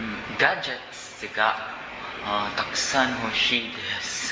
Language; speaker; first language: Japanese; non-native, learner; Cebuano